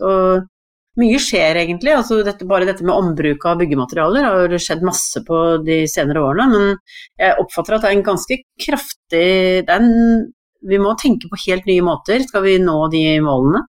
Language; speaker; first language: Norwegian; native; Norwegian